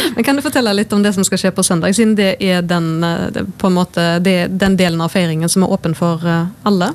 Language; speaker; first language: Norwegian; native; Norwegian